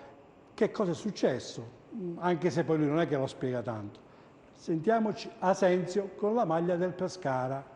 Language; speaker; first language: Italian; native; Italian